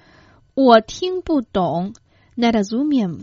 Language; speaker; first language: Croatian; non-native, fluent; Chinese